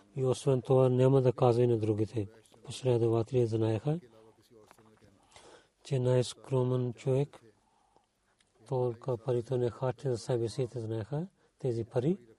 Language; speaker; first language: Bulgarian; non-native, learner; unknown